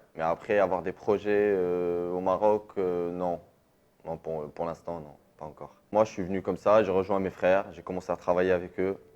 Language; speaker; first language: French; non-native, local second language; Arabic